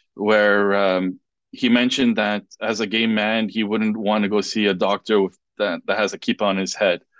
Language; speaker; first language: English; non-native, fluent; French